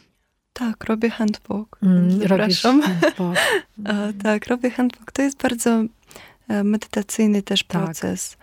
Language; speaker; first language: Polish; non-native, fluent; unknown